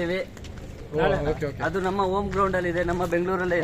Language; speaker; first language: Kannada; native; Kannada